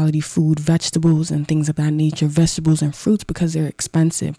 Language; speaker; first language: English; native; English